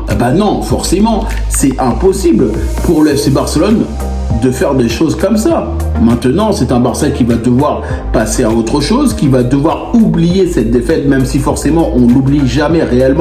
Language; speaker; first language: French; native; French